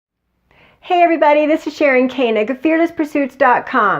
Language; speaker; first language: English; native; English